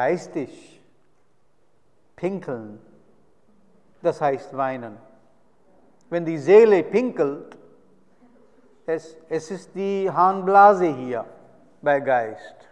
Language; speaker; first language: German; non-native, fluent; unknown